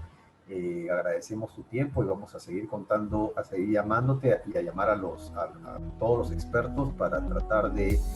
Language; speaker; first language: Spanish; native; Spanish